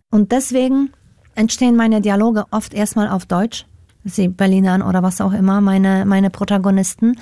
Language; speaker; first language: German; non-native, fluent; Polish